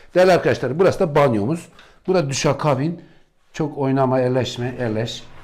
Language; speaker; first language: Turkish; native; Turkish